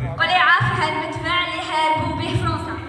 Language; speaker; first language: Arabic; native; Arabic